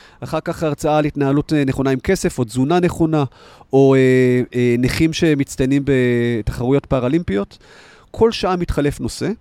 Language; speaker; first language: Hebrew; native; Hebrew